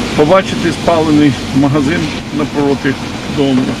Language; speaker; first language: Ukrainian; native; Ukrainian